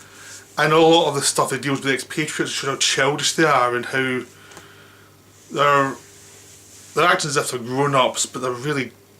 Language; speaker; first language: English; native; English